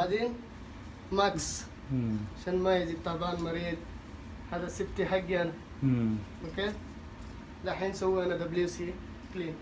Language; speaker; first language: Arabic; non-native, learner; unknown